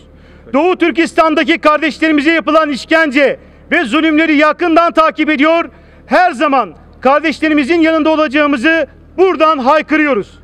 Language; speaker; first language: Turkish; native; Turkish